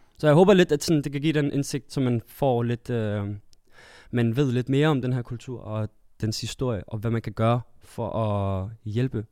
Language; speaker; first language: Danish; early bilingual, other home language; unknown